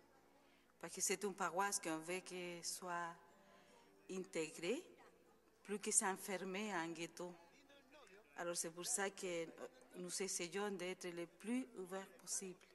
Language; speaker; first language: French; non-native, fluent; Spanish